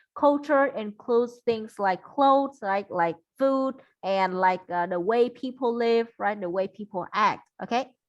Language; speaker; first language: English; non-native, fluent; Vietnamese